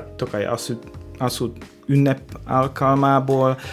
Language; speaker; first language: Hungarian; non-native, fluent; Polish